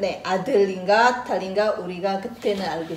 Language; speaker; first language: Korean; non-native, learner; Indonesian